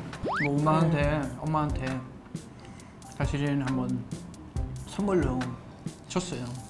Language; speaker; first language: Korean; non-native, fluent; German